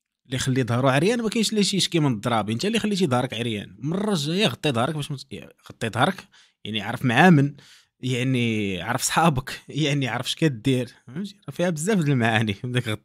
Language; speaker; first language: Arabic; native; Arabic